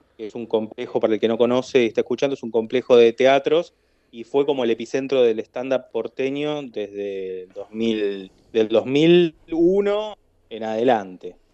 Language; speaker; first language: Spanish; native; Spanish